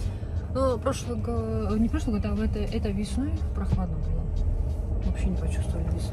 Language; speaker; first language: Russian; native; Russian